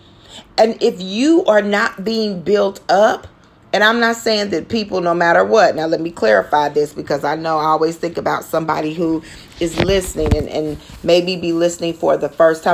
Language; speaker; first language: English; native; English